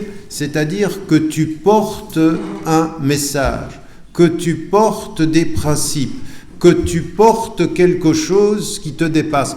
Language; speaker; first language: French; native; French